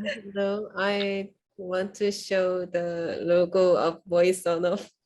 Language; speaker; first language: English; non-native, fluent; Korean